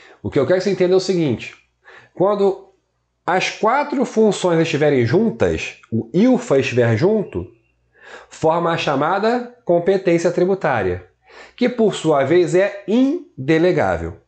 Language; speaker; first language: Portuguese; native; Portuguese